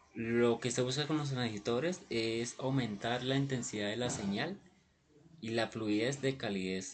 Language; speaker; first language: Spanish; native; Spanish